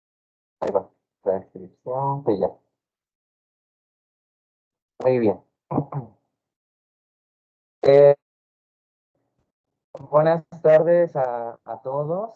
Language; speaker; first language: Spanish; native; Spanish